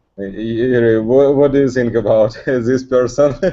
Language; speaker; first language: English; non-native, learner; Russian